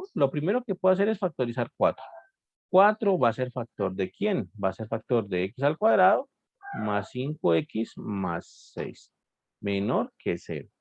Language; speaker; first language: Spanish; native; Spanish